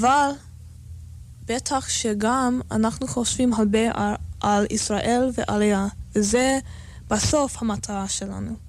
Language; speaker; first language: Hebrew; non-native, fluent; English